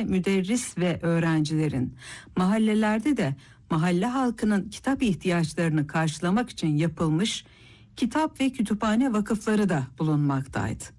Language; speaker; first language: Turkish; native; Turkish